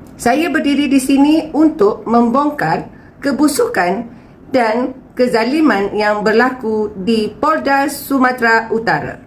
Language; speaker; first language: Malay; native; Malay